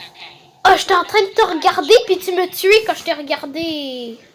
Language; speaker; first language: French; native; French